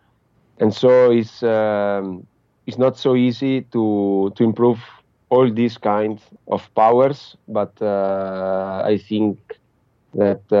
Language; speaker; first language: English; non-native, fluent; Italian